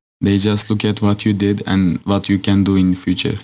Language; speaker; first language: English; non-native, fluent; Turkish